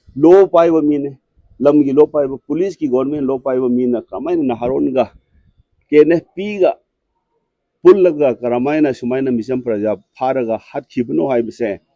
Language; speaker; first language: Manipuri; non-native, local second language; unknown